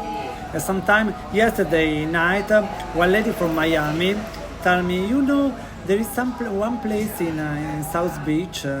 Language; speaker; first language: English; non-native, learner; Italian